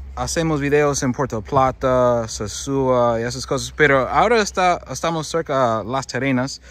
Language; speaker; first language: Spanish; non-native, learner; English